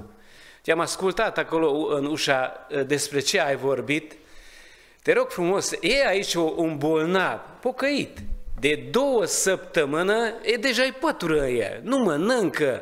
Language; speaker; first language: Romanian; non-native, learner; Hungarian